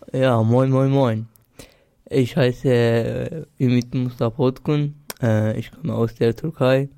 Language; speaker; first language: German; non-native, learner; Turkish